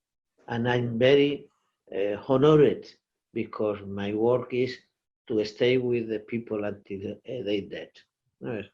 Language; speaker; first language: English; non-native, learner; Portuguese